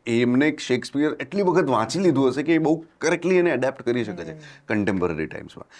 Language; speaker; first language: Gujarati; non-native, local second language; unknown